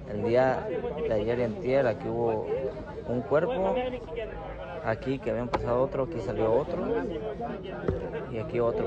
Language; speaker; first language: Spanish; native; Spanish